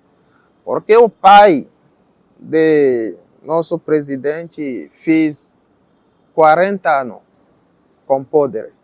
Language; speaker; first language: Portuguese; non-native, learner; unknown